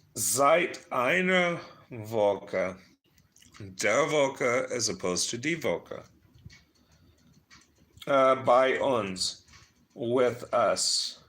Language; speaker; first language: German; non-native, learner; English